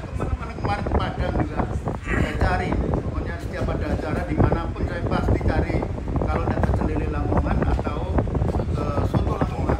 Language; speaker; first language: Indonesian; native; Indonesian